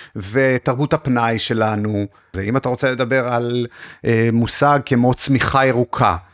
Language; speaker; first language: Hebrew; native; Hebrew